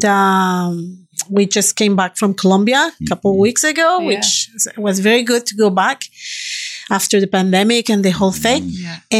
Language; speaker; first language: English; non-native, fluent; Spanish